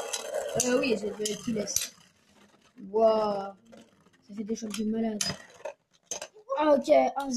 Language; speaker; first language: French; native; French